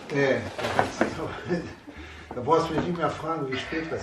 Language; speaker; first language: German; native; German